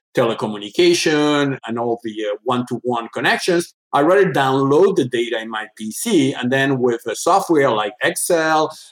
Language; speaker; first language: English; non-native, fluent; Spanish